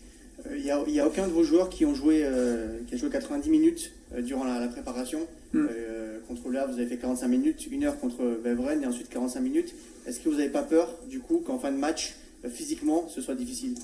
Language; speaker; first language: French; native; French